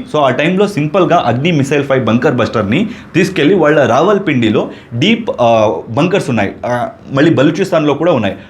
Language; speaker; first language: Telugu; non-native, local second language; Kannada